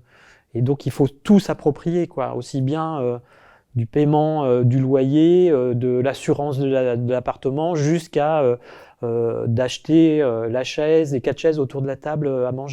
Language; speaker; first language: French; native; French